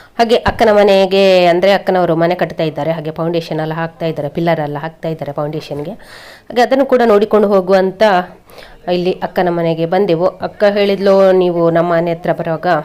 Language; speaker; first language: Kannada; native; Kannada